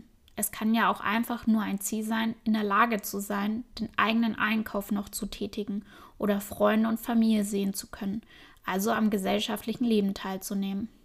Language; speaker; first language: German; native; German